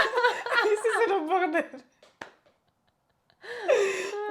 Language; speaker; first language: French; non-native, local second language; Romanian